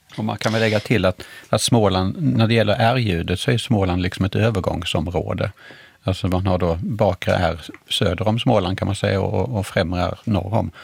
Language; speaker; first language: Swedish; native; Swedish